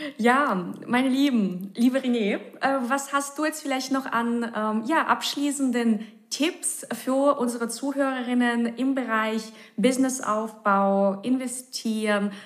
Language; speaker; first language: German; native; German